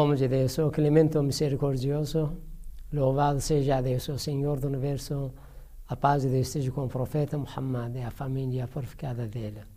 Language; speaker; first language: Portuguese; non-native, learner; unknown